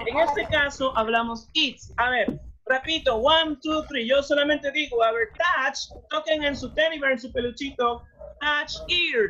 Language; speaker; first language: Spanish; native; Spanish